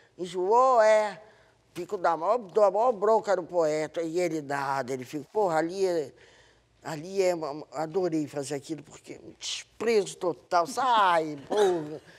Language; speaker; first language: Portuguese; native; Portuguese